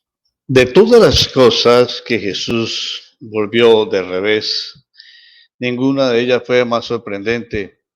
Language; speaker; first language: Spanish; native; Spanish